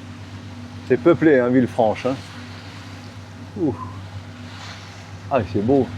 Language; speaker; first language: French; native; French